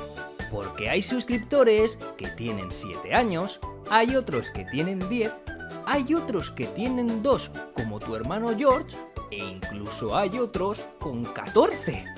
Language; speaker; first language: Spanish; native; Spanish